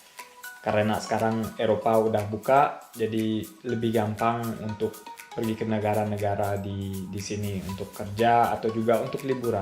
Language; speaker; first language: Indonesian; early bilingual, heritage; German